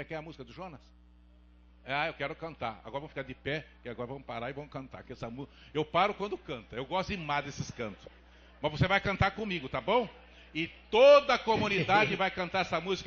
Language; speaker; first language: Portuguese; native; Portuguese